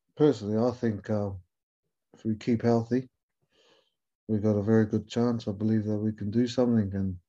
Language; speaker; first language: English; native; English